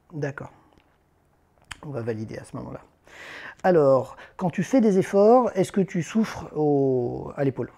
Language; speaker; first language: French; native; French